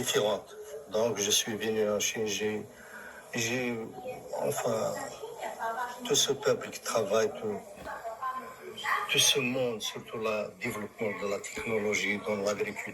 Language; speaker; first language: French; non-native, local second language; Arabic